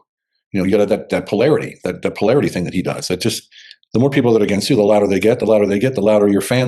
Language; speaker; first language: English; native; English